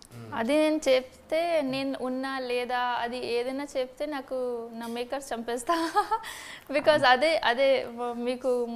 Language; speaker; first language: Telugu; non-native, fluent; Hindi